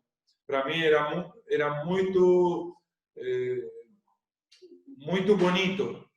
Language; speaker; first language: Portuguese; non-native, learner; Spanish